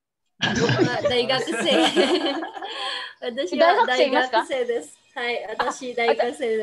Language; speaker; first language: Japanese; non-native, learner; Indonesian